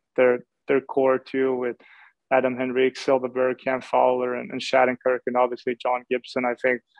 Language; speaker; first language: English; non-native, fluent; Swedish